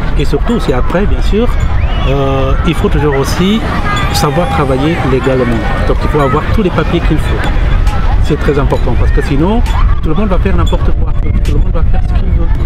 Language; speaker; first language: French; non-native, fluent; Balinese